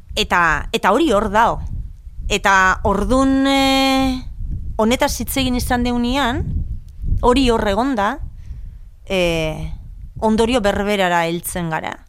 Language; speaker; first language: Basque; non-native, local second language; Spanish